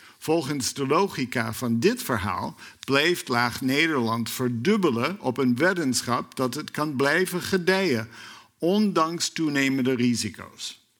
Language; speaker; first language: Dutch; non-native, fluent; English